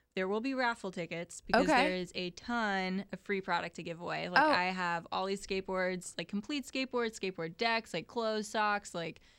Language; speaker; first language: English; native; English